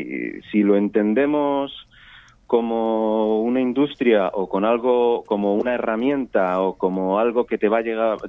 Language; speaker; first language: Spanish; native; Spanish